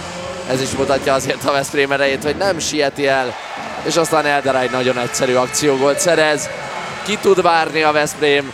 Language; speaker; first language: Hungarian; native; Hungarian